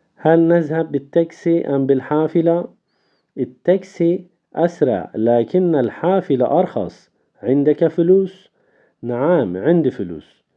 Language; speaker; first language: Arabic; non-native, fluent; Turkish